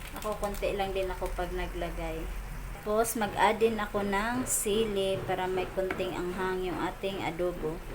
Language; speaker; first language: Filipino; native; Filipino